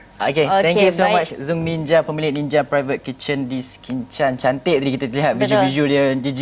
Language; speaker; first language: Malay; native; Malay